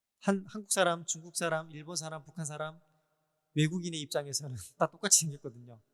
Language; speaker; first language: Korean; native; Korean